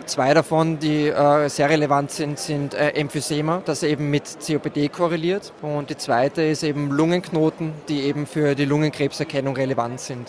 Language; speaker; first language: German; native; German